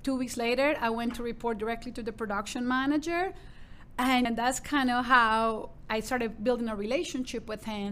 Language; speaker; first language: English; non-native, fluent; Spanish